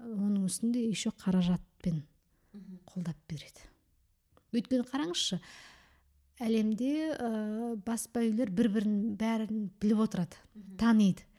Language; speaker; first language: Kazakh; early bilingual, heritage; Kazakh